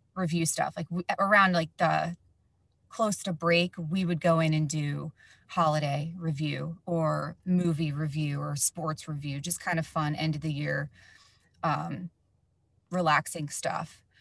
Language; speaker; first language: English; native; English